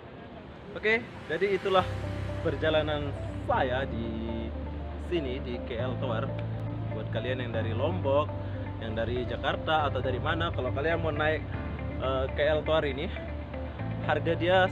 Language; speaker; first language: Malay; non-native, local second language; Indonesian